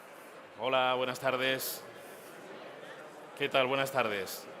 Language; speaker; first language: Spanish; native; Spanish